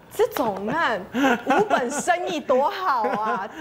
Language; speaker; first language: Chinese; early bilingual, heritage; Spanish